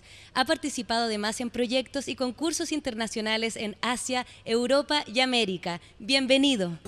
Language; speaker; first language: Spanish; native; Spanish